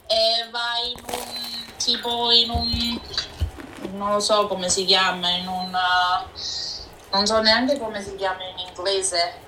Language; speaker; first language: Italian; early bilingual, heritage; Italian